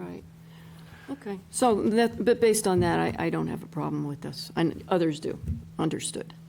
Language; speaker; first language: English; native; English